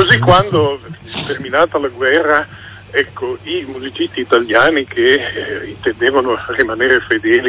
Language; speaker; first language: Italian; native; Italian